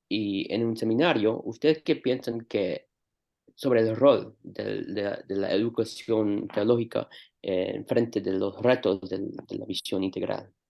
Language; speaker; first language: Spanish; non-native, fluent; English